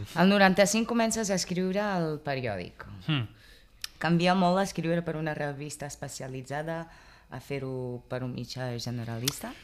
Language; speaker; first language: Catalan; non-native, local second language; Spanish